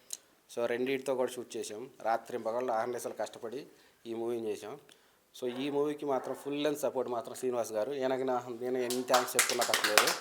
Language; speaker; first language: Telugu; native; Telugu